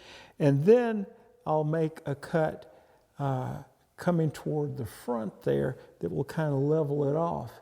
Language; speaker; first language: English; native; English